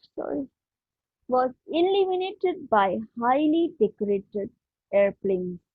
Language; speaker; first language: English; non-native, local second language; Hindi